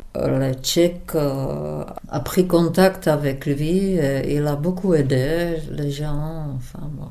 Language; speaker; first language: French; non-native, fluent; Czech